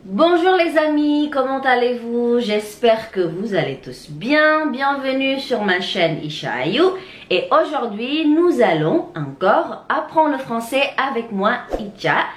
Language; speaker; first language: French; non-native, fluent; Indonesian